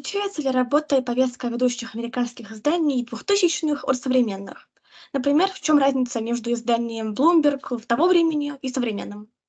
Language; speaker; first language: Russian; native; Russian